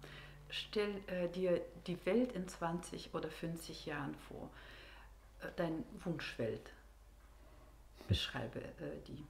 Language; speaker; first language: German; non-native, fluent; Russian